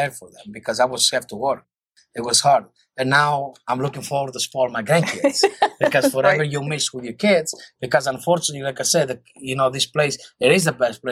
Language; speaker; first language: English; non-native, fluent; Greek